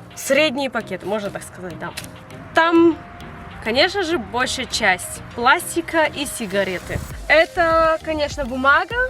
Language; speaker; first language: Russian; early bilingual, heritage; Russian